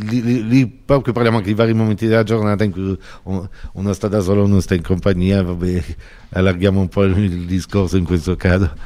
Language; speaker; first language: Italian; native; Italian